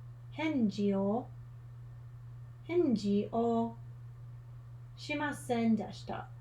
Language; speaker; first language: Japanese; non-native, learner; English